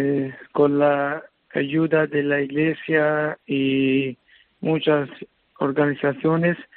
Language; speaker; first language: Spanish; non-native, learner; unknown